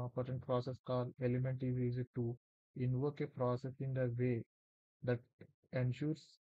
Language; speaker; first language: English; non-native, local second language; Telugu